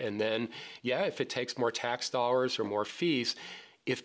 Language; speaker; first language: English; native; English